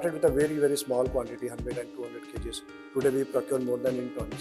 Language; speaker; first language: English; non-native, local second language; Hindi